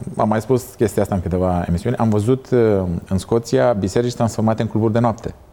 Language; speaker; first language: Romanian; native; Romanian